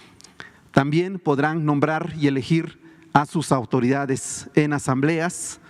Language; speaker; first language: Spanish; non-native, local second language; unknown